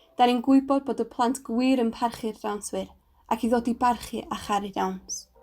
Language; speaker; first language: Welsh; non-native, local second language; English